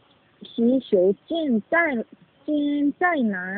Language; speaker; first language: Chinese; non-native, learner; Korean